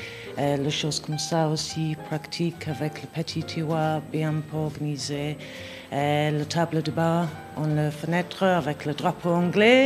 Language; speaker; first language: French; non-native, learner; English